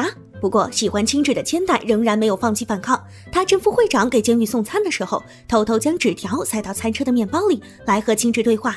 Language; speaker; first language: Chinese; native; Chinese